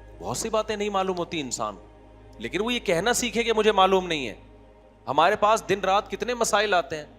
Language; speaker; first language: Urdu; native; Urdu